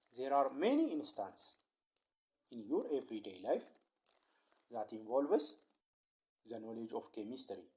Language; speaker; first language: English; non-native, local second language; Amharic